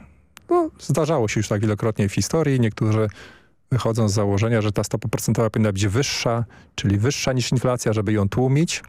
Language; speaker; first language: Polish; native; Polish